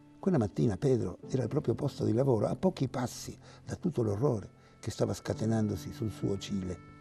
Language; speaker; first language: Italian; non-native, fluent; Spanish